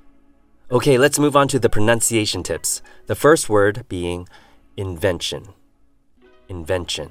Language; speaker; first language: English; native; English